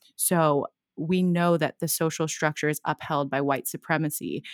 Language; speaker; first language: English; native; English